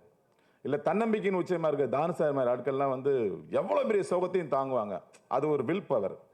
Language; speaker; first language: Tamil; native; Tamil